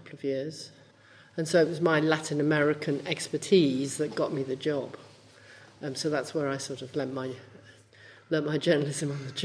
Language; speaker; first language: English; native; English